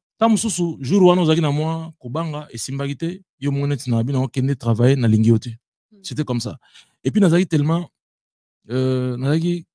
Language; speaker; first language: Lingala; native; Lingala